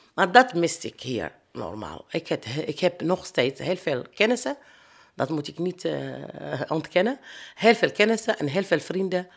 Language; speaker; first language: Dutch; non-native, fluent; Arabic